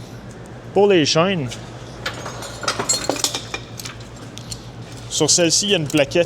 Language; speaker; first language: French; native; French